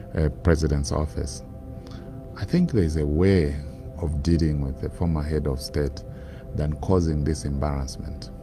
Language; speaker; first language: English; non-native, local second language; Bemba